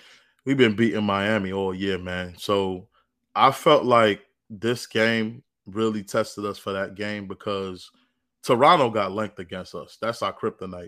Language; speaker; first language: English; native; English